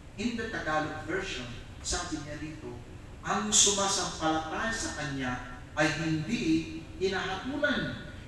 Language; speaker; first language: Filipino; non-native, local second language; Iloko